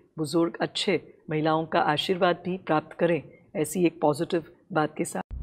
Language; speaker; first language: Hindi; non-native, local second language; Tamil